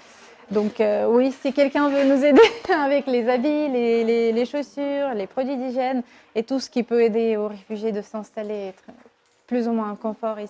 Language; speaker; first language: French; non-native, fluent; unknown